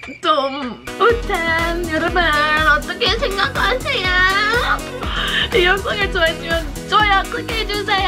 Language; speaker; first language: Korean; non-native, learner; English